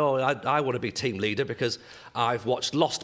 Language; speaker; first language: English; native; English